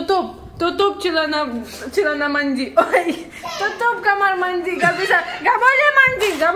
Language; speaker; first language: Indonesian; non-native, learner; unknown